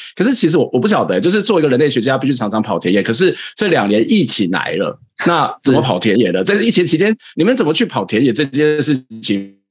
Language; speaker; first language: Chinese; native; Chinese